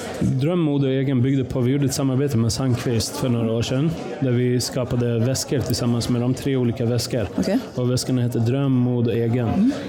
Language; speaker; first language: Swedish; early bilingual, other home language; Persian